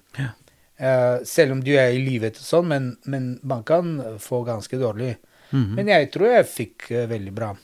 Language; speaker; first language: Norwegian; non-native, fluent; Bulgarian